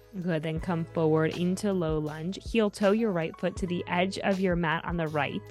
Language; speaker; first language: English; native; English